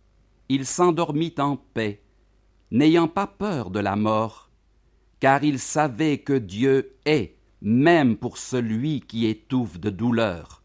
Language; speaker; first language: French; native; French